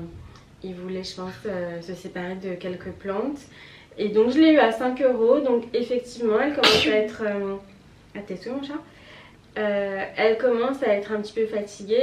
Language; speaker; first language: French; native; French